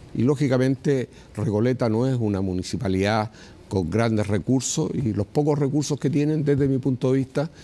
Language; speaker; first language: Spanish; native; Spanish